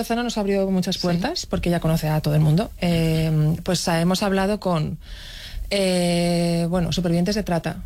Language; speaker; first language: Spanish; native; Spanish